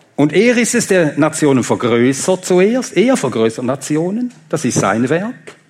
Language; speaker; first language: German; non-native, fluent; Swedish